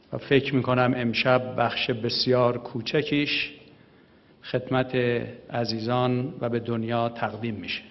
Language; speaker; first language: Persian; native; Persian